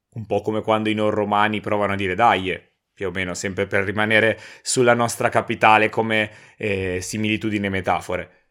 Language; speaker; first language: Italian; native; Italian